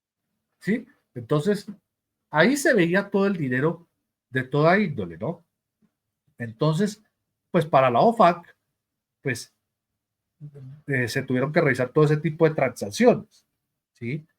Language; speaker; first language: Spanish; native; Spanish